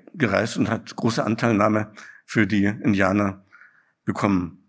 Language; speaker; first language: German; native; German